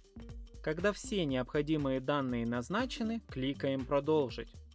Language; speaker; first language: Russian; native; Russian